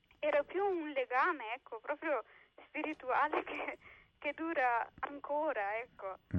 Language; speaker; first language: Italian; early bilingual, heritage; Slovenian